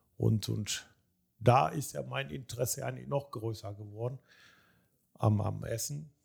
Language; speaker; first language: German; early bilingual, other home language; Turkish